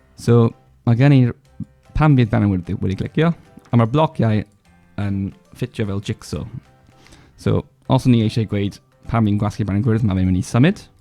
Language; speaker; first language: Welsh; non-native, local second language; English